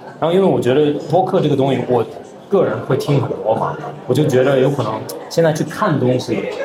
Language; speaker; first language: Chinese; early bilingual, heritage; Chinese